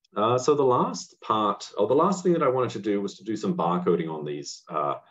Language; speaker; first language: English; native; English